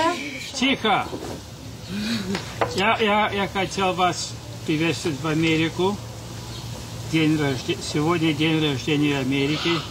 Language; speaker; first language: Russian; early bilingual, heritage; English